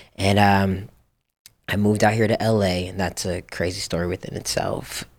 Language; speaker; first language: English; early bilingual, other home language; Japanese